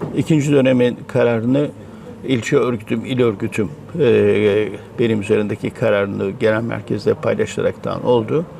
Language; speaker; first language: Turkish; native; Turkish